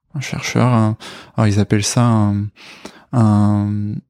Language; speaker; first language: French; native; French